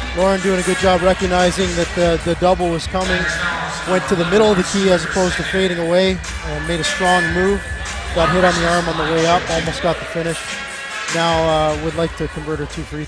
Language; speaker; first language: English; native; English